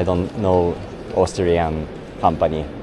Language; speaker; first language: English; non-native, learner; Japanese